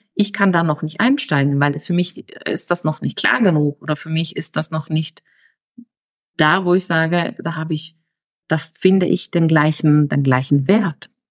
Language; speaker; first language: German; early bilingual, other home language; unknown